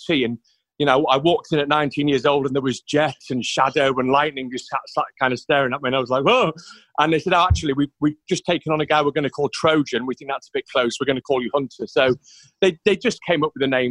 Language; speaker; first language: English; native; English